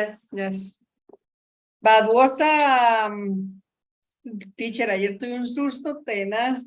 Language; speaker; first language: English; non-native, learner; Spanish